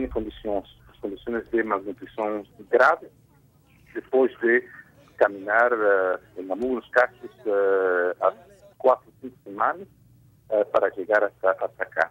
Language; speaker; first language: Portuguese; non-native, fluent; Spanish